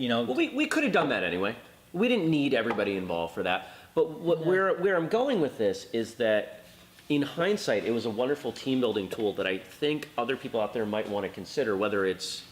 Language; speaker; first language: English; native; English